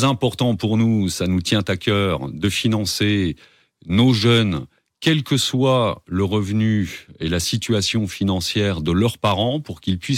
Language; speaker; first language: French; native; French